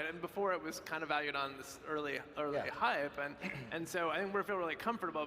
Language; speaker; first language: English; native; English